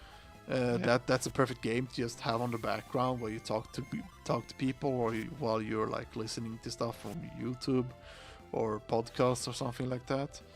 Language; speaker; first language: English; non-native, fluent; Swedish